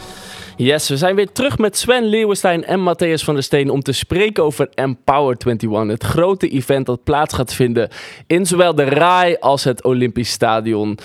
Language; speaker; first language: Dutch; native; Dutch